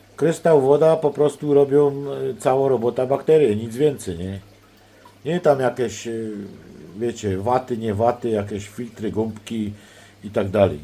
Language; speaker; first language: Polish; native; Polish